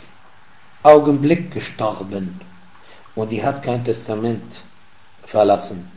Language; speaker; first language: German; non-native, fluent; Arabic